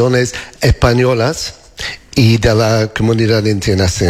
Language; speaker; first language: Spanish; non-native, learner; English